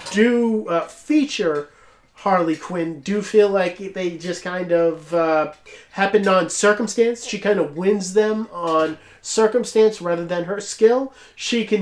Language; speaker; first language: English; native; English